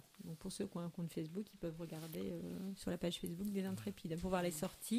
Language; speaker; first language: French; native; French